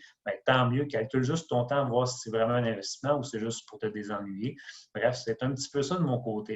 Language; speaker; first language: French; native; French